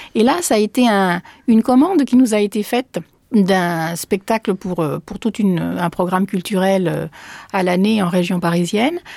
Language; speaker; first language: French; early bilingual, other home language; Spanish